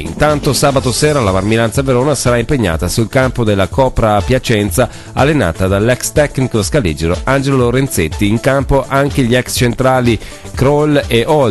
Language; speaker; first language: Italian; native; Italian